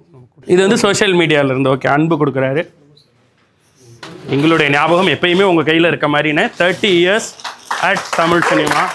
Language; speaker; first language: Tamil; native; Tamil